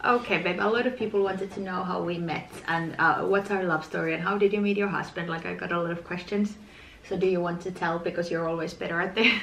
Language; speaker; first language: English; non-native, fluent; Finnish